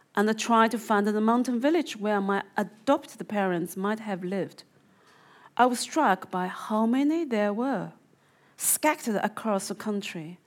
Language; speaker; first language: English; non-native, fluent; Chinese